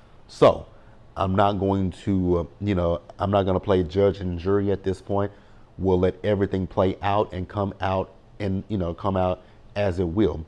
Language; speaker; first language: English; native; English